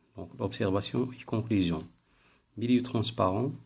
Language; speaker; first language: French; non-native, local second language; Arabic